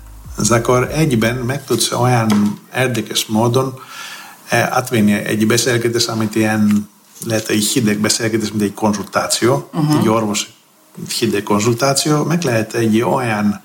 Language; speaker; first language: Hungarian; non-native, fluent; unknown